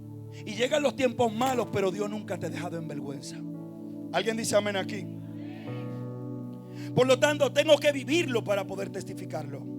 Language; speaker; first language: Spanish; native; Spanish